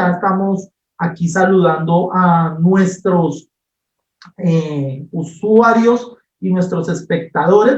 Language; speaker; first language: Spanish; native; Spanish